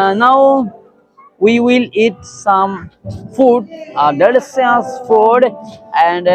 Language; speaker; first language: English; non-native, learner; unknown